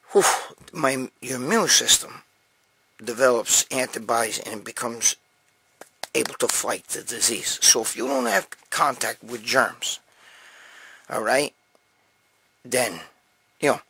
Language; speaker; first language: English; native; English